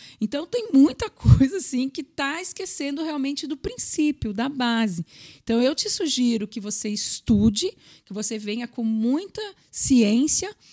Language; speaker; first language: Portuguese; native; Portuguese